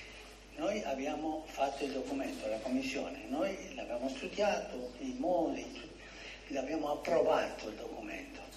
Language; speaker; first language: Italian; non-native, fluent; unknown